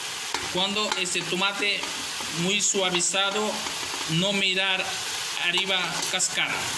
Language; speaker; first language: Spanish; non-native, learner; Urdu